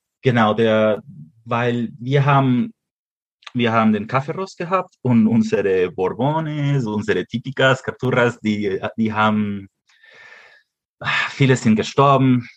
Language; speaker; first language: German; early bilingual, heritage; Spanish